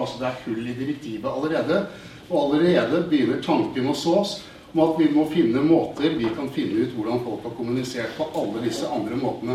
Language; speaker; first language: Norwegian; native; Norwegian